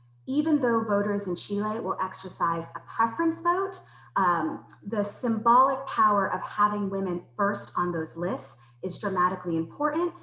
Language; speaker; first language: English; native; English